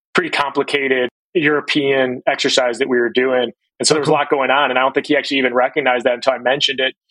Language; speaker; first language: English; native; English